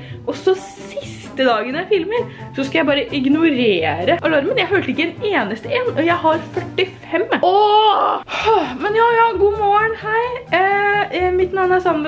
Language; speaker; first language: Norwegian; native; Norwegian